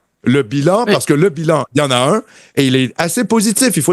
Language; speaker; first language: French; native; French